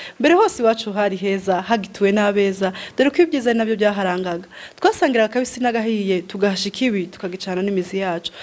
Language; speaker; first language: Kinyarwanda; native; Kinyarwanda